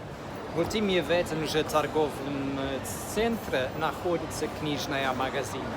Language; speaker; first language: Russian; non-native, fluent; English